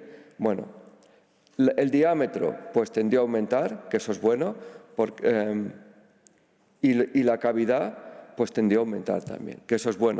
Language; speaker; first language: Spanish; native; Spanish